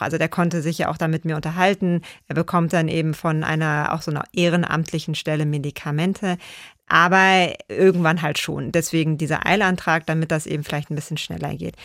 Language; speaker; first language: German; native; German